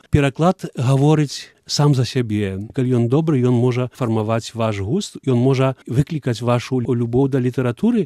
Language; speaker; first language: Belarusian; early bilingual, heritage; Belarusian